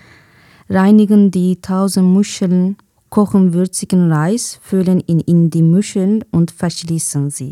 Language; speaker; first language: German; non-native, fluent; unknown